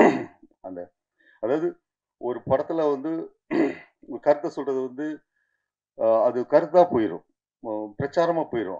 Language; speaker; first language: Tamil; native; Tamil